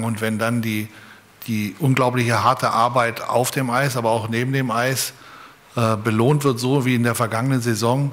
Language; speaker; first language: German; native; German